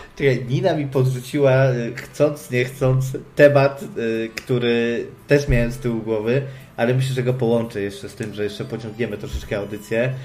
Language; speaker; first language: Polish; native; Polish